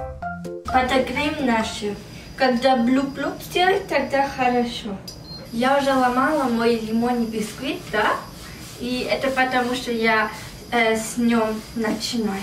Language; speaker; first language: Russian; early bilingual, heritage; German